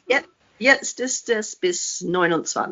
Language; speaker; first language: German; non-native, fluent; English